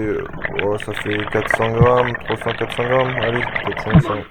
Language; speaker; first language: French; native; French